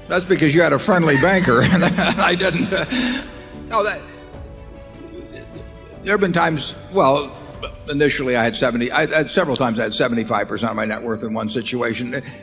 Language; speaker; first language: English; native; English